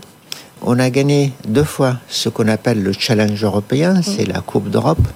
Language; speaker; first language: French; non-native, fluent; Arabic